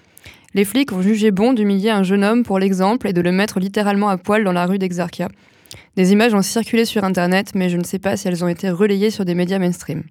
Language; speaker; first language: French; native; French